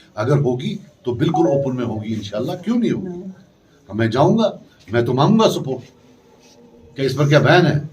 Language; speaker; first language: Urdu; non-native, local second language; Kashmiri